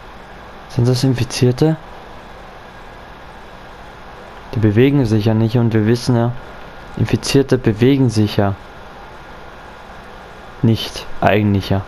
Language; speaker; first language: German; native; German